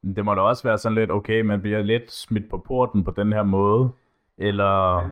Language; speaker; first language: Danish; native; Danish